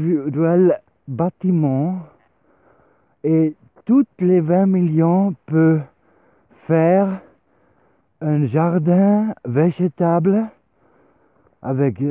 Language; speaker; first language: French; non-native, learner; Swiss German